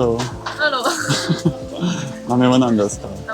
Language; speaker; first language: Japanese; non-native, learner; English